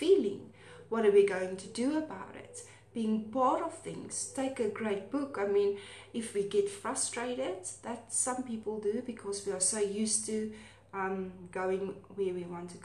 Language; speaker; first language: English; non-native, local second language; Afrikaans